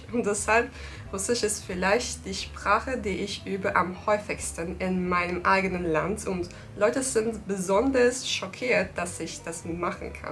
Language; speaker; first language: German; non-native, learner; Turkish